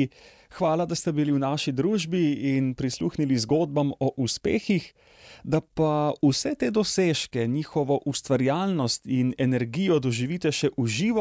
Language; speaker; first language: Slovenian; native; Slovenian